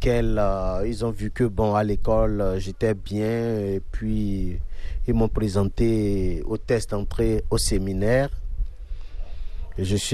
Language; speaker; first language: French; non-native, local second language; Fon